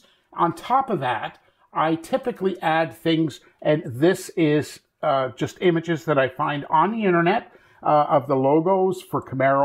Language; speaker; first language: English; native; English